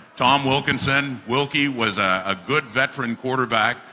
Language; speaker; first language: English; native; English